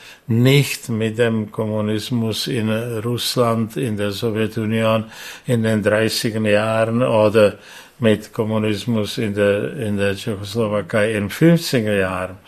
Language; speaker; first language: German; non-native, fluent; Czech